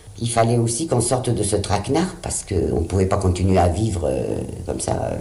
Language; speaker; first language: French; early bilingual, other home language; Spanish